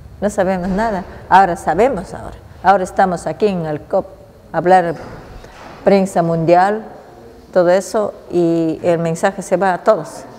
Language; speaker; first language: Spanish; non-native, local second language; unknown